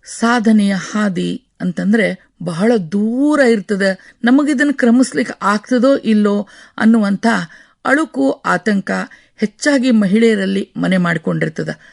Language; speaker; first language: Kannada; native; Kannada